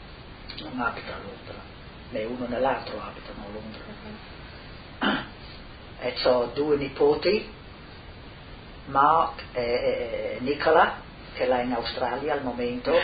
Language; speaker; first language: Italian; non-native, local second language; Friulian